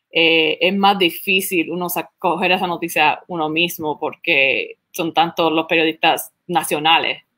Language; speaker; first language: Spanish; early bilingual, heritage; Spanish